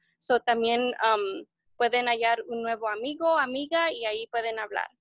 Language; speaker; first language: Spanish; early bilingual, heritage; Spanish